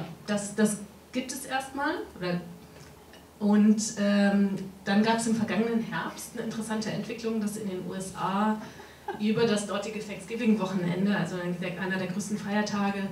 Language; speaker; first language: German; native; German